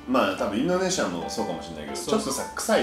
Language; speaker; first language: Japanese; native; Japanese